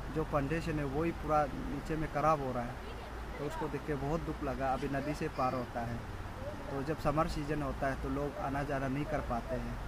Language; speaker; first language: Hindi; non-native, local second language; Nyishi